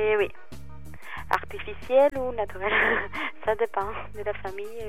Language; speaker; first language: French; non-native, learner; Spanish